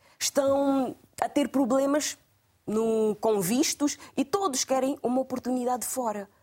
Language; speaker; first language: Portuguese; non-native, local second language; Kabuverdianu